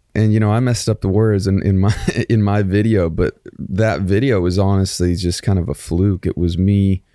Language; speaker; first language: English; native; English